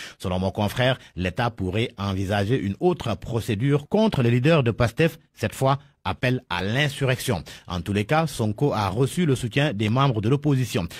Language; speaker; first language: French; non-native, local second language; Wolof